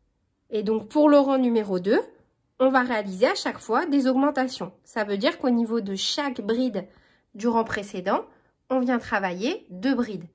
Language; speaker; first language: French; native; French